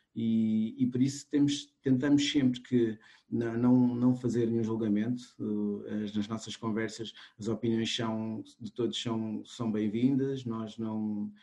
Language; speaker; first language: Portuguese; non-native, local second language; Kabuverdianu